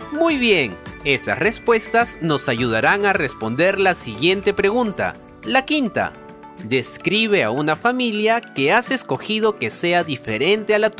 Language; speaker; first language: Spanish; native; Spanish